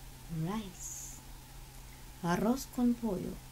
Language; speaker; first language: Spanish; non-native, learner; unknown